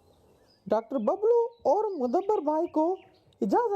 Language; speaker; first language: Urdu; native; Urdu